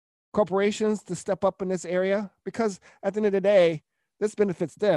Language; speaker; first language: English; native; English